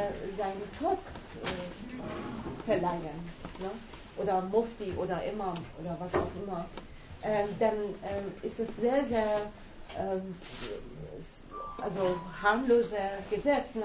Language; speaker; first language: German; non-native, fluent; Persian